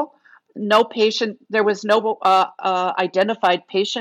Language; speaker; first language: English; native; English